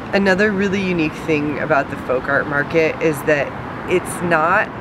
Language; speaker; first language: English; native; English